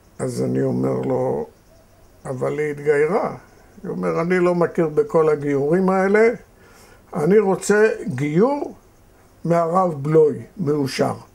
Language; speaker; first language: Hebrew; native; Hebrew